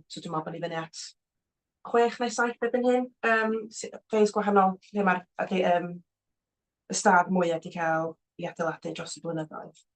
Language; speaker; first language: Welsh; native; Welsh